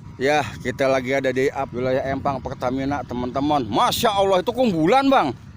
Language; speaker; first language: Indonesian; native; Indonesian